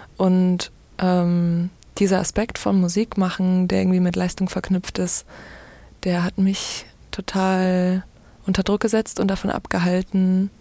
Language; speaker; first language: German; native; German